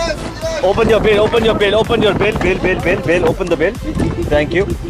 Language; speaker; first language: English; non-native, fluent; Filipino